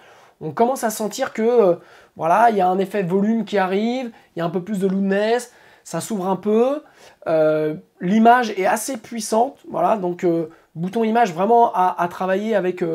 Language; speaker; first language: French; native; French